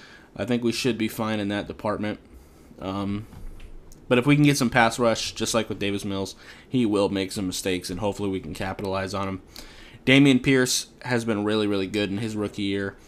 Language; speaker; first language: English; native; English